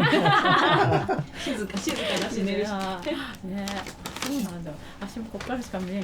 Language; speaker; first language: Japanese; native; Japanese